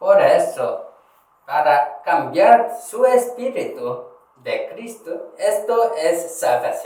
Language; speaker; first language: Spanish; non-native, learner; Korean